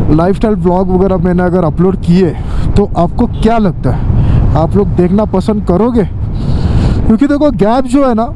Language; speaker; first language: Hindi; non-native, local second language; Marathi